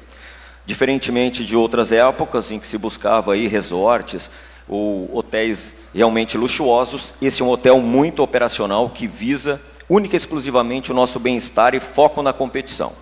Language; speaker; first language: Portuguese; native; Portuguese